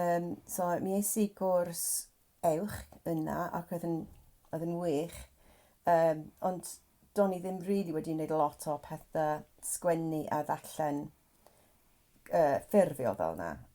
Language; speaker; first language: Welsh; non-native, fluent; English